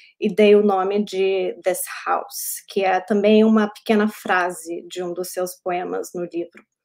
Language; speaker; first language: Portuguese; early bilingual, heritage; Portuguese